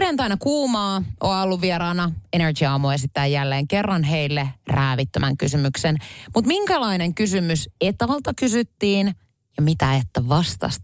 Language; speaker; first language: Finnish; native; Finnish